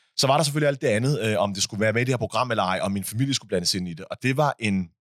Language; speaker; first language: Danish; early bilingual, other home language; Arabic